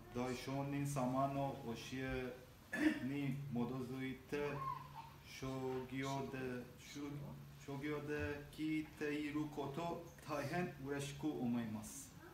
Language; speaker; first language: Japanese; non-native, learner; Armenian